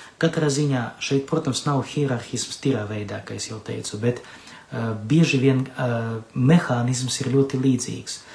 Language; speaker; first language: Latvian; non-native, local second language; Russian